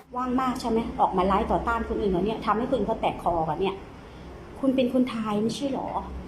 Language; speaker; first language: Thai; non-native, fluent; Burmese